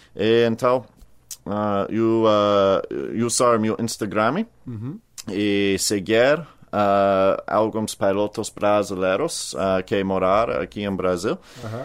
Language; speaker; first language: Portuguese; non-native, learner; English